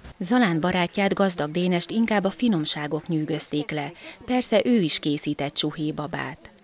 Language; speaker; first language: Hungarian; native; Hungarian